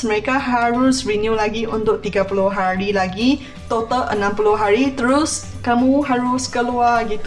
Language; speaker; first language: Indonesian; non-native, fluent; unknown